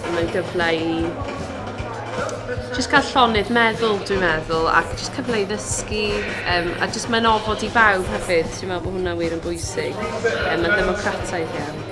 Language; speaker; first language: Welsh; native; Welsh